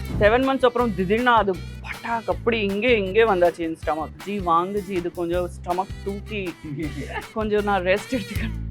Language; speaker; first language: Tamil; non-native, fluent; Gujarati